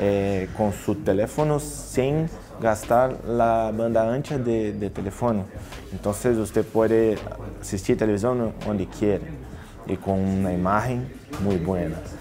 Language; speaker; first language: Spanish; non-native, learner; Portuguese